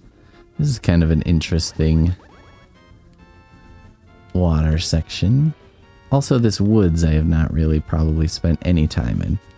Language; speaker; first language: English; native; English